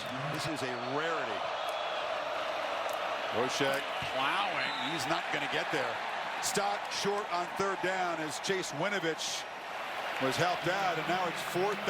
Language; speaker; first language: English; native; English